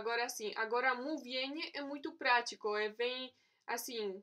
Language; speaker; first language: Portuguese; non-native, fluent; Polish